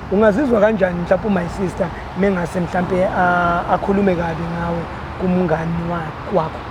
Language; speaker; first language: Zulu; native; Zulu